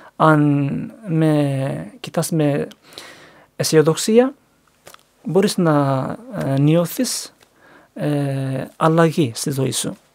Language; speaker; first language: Greek; non-native, learner; Turkish